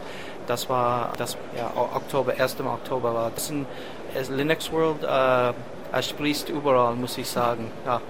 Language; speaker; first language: German; non-native, fluent; English